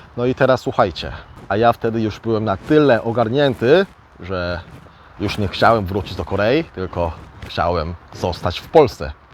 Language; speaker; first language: Polish; early bilingual, other home language; Korean